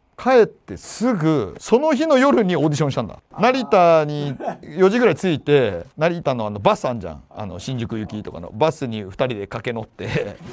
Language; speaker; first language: Japanese; native; Japanese